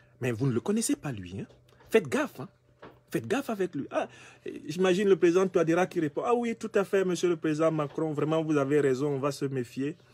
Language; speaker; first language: French; non-native, local second language; Basaa